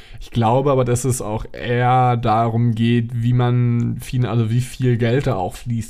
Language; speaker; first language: German; native; German